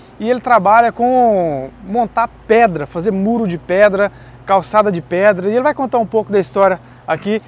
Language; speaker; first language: Portuguese; native; Portuguese